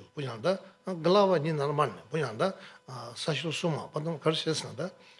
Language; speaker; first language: Russian; non-native, learner; Tibetan